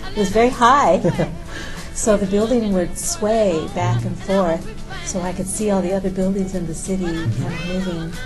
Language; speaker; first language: English; native; English